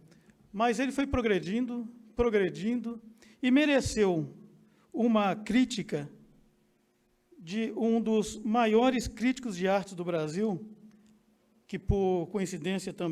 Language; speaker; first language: Portuguese; native; Portuguese